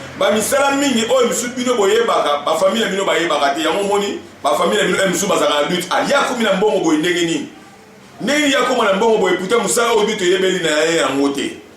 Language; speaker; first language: Lingala; non-native, fluent; Kongo